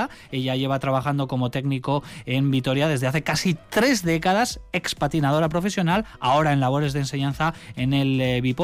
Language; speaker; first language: Spanish; native; Spanish